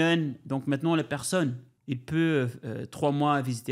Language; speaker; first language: French; non-native, learner; Albanian